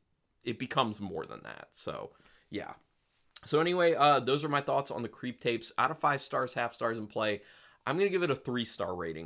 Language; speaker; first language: English; native; English